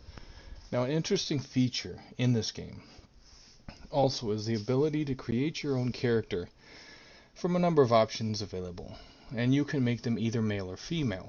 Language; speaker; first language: English; native; English